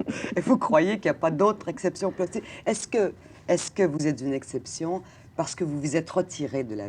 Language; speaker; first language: French; native; French